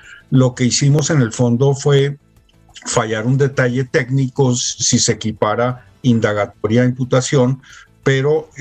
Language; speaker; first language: Spanish; native; Spanish